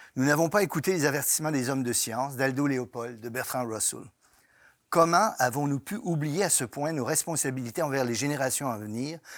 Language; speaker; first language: French; native; French